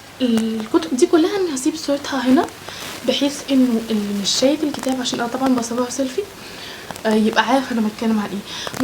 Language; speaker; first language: Arabic; native; Arabic